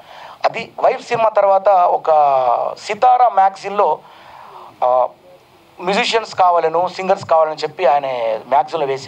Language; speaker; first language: Telugu; native; Telugu